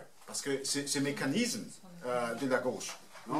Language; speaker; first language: French; non-native, fluent; German